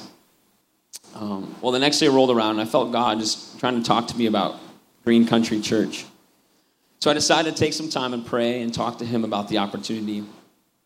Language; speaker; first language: English; native; English